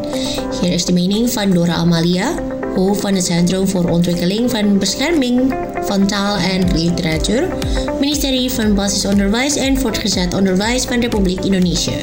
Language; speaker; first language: Dutch; non-native, fluent; Indonesian